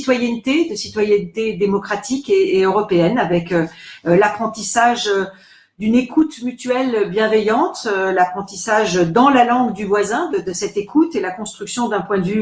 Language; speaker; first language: French; native; French